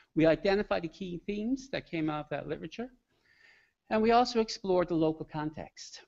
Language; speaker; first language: English; native; English